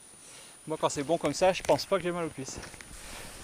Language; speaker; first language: French; native; French